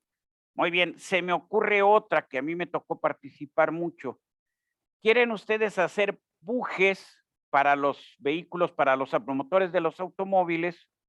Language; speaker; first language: Spanish; native; Spanish